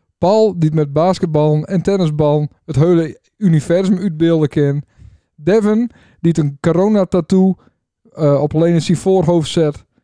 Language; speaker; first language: Dutch; native; Dutch